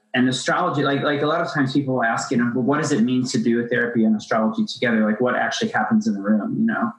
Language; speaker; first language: English; native; English